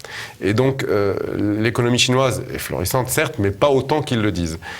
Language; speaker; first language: French; native; French